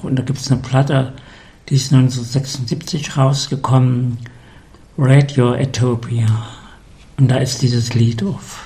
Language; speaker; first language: German; native; German